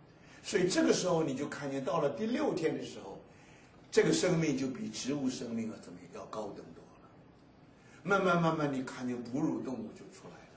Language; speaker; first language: Chinese; native; Chinese